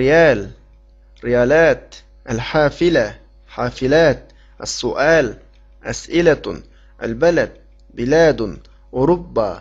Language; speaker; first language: Arabic; non-native, fluent; Uyghur